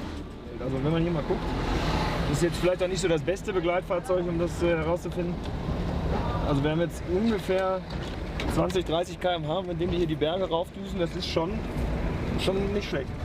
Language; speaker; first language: German; native; German